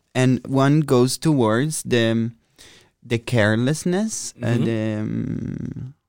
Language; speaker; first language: English; non-native, fluent; Italian